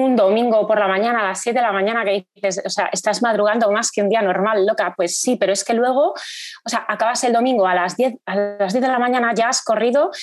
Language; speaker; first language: Spanish; native; Spanish